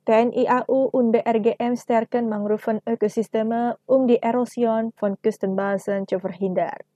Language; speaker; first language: German; non-native, fluent; Indonesian